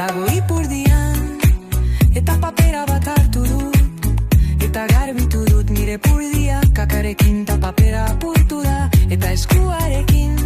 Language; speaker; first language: Basque; non-native, local second language; Spanish